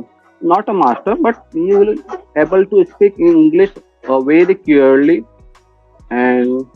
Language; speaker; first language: English; non-native, learner; Hindi